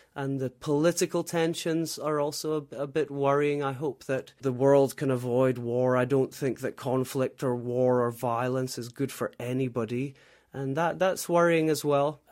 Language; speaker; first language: English; native; English